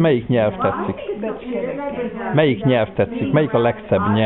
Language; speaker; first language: Hungarian; early bilingual, heritage; Hungarian